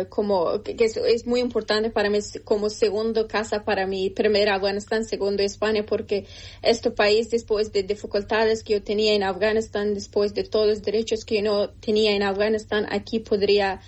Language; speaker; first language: Spanish; non-native, learner; Persian